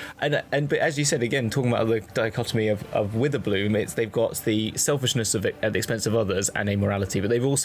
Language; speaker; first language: English; native; English